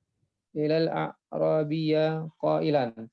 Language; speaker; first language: Arabic; non-native, learner; Indonesian